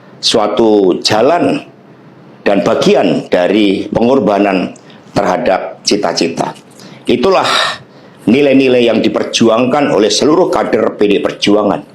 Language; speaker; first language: Indonesian; native; Indonesian